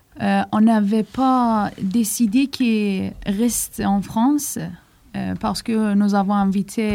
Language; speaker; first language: French; non-native, learner; Persian